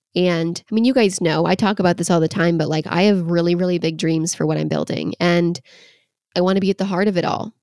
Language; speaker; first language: English; native; English